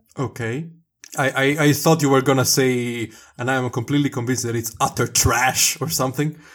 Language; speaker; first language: English; non-native, fluent; Italian